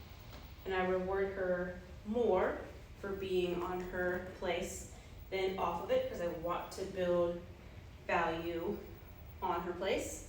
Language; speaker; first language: English; native; English